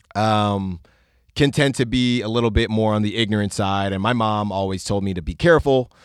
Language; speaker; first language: English; early bilingual, other home language; Spanish